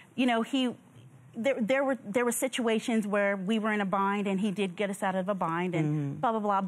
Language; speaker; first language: English; native; English